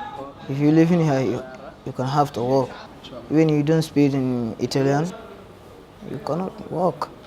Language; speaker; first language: English; non-native, learner; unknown